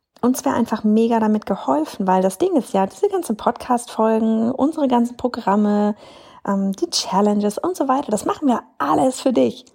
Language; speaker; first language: German; native; German